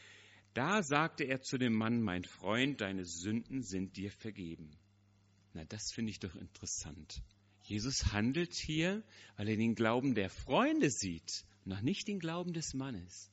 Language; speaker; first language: German; native; German